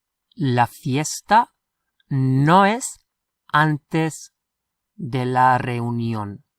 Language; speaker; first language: Spanish; non-native, fluent; English